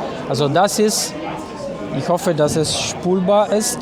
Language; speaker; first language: German; non-native, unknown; Italian